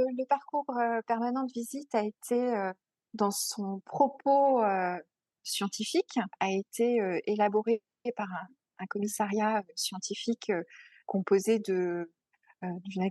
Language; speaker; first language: French; native; French